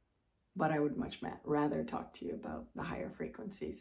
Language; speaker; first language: English; native; English